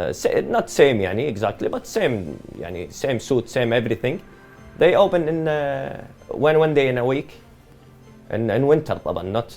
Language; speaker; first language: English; non-native, learner; Arabic